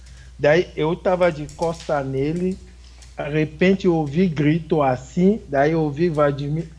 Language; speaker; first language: Portuguese; non-native, fluent; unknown